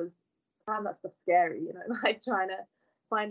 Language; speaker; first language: English; native; English